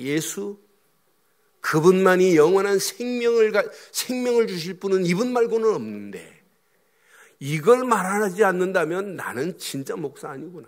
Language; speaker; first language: Korean; native; Korean